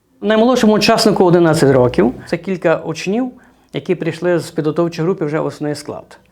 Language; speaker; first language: Ukrainian; native; Ukrainian